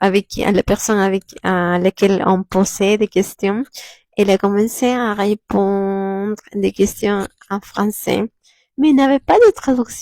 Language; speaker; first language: French; non-native, fluent; Spanish